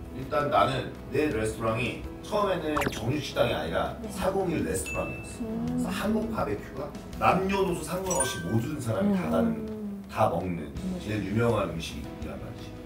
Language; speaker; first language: Korean; native; Korean